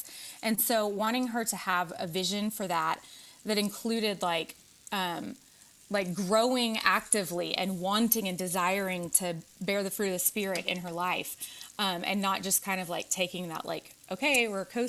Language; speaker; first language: English; native; English